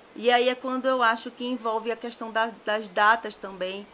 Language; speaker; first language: Portuguese; native; Portuguese